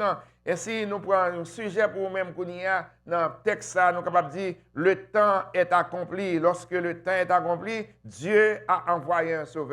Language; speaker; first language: French; non-native, local second language; Haitian Creole